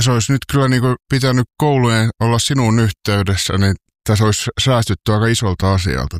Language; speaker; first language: Finnish; native; Finnish